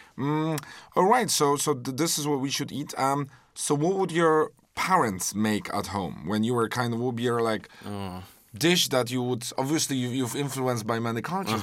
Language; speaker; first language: English; non-native, fluent; Polish